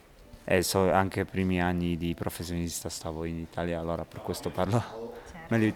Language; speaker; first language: Italian; non-native, fluent; Polish